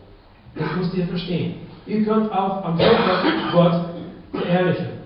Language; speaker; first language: German; non-native, fluent; Russian